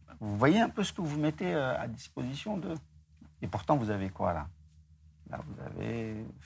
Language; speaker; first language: French; non-native, local second language; Arabic